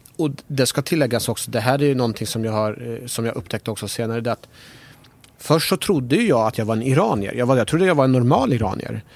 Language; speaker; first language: Swedish; early bilingual, other home language; Persian